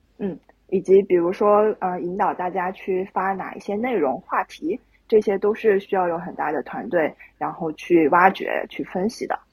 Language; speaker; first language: Chinese; native; Chinese